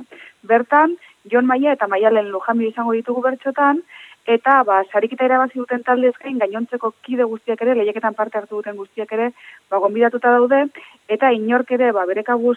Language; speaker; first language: Basque; native; Basque